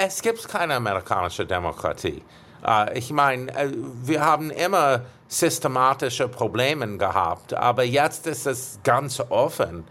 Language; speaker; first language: German; non-native, fluent; English